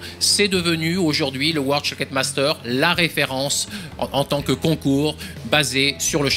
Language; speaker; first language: French; native; French